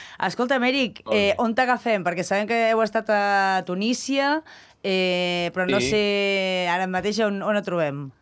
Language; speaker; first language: Catalan; native; Catalan